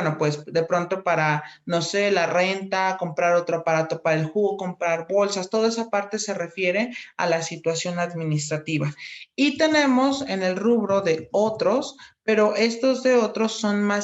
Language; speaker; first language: Spanish; native; Spanish